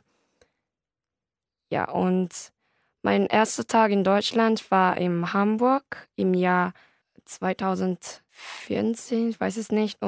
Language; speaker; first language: German; non-native, learner; Korean